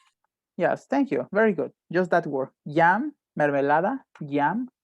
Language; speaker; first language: English; non-native, fluent; Spanish